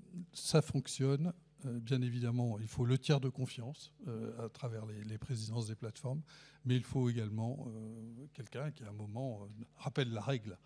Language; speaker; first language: French; native; French